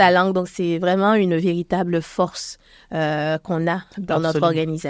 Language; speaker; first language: French; native; French